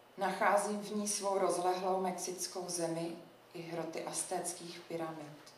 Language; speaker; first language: Czech; native; Czech